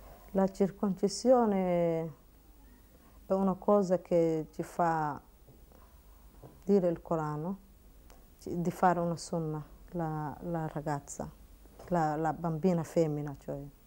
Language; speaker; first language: Italian; non-native, learner; Somali